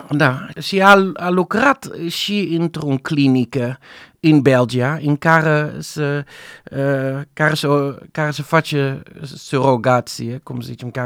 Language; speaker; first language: Romanian; non-native, fluent; Dutch